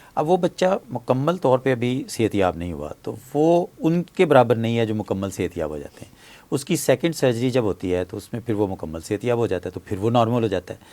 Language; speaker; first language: Urdu; native; Urdu